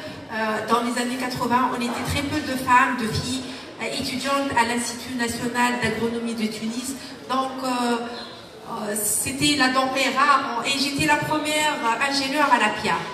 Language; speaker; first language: French; non-native, local second language; Arabic